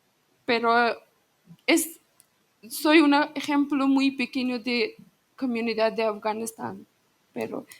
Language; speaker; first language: Spanish; non-native, learner; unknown